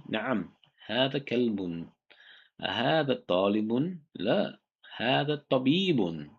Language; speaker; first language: Arabic; non-native, fluent; English